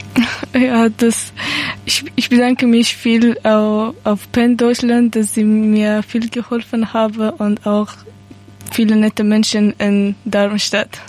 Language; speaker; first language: German; non-native, learner; Persian